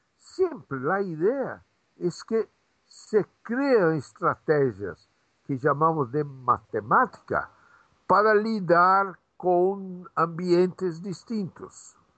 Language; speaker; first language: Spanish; non-native, fluent; Portuguese